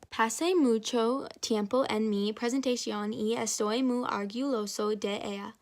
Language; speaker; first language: Spanish; non-native, learner; English